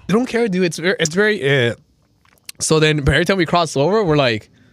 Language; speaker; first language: English; early bilingual, other home language; Spanish